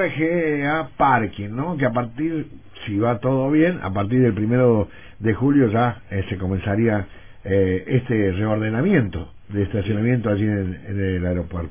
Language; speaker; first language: Spanish; native; Spanish